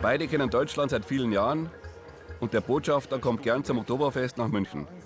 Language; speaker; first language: German; native; German